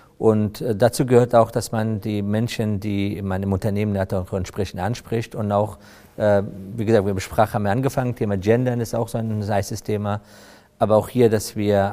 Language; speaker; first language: German; non-native, fluent; Persian